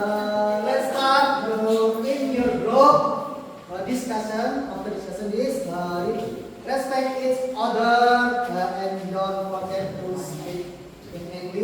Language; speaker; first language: English; non-native, learner; Indonesian